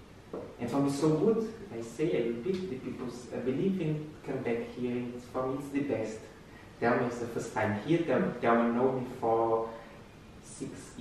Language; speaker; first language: English; non-native, learner; Portuguese